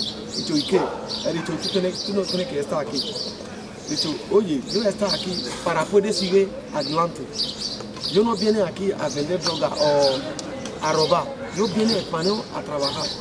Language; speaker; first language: Spanish; non-native, learner; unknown